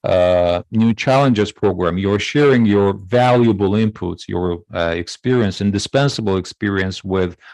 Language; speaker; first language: English; non-native, fluent; Azerbaijani